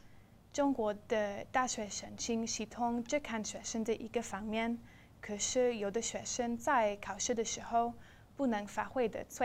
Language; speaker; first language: Chinese; non-native, learner; English